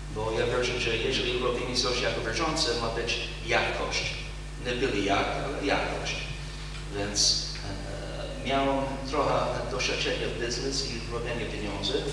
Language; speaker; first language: Polish; non-native, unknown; English